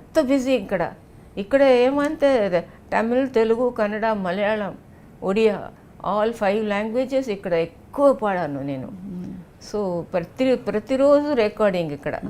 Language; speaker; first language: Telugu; non-native, local second language; Tamil